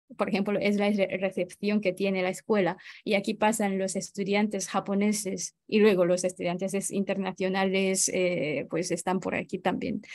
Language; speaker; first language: Spanish; non-native, fluent; Japanese